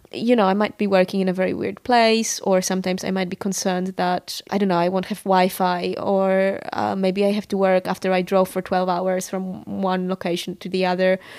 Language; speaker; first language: English; non-native, fluent; Polish